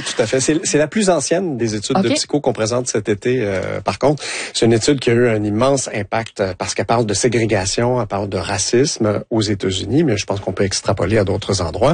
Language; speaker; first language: French; native; French